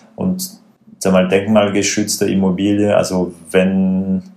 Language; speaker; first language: German; non-native, fluent; French